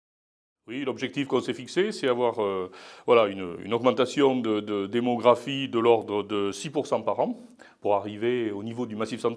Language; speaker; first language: French; native; French